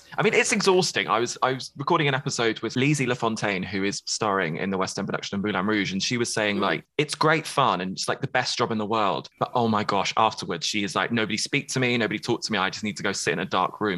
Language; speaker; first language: English; native; English